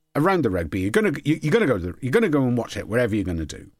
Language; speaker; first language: English; native; English